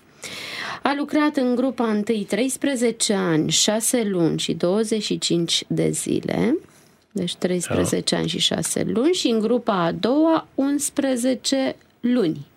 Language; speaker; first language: Romanian; native; Romanian